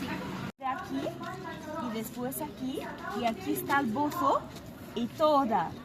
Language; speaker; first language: Spanish; non-native, fluent; Arabic